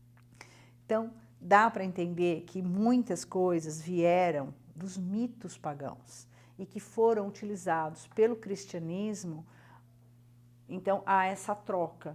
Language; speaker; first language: Portuguese; native; Portuguese